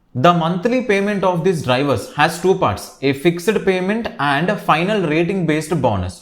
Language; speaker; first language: English; non-native, local second language; Telugu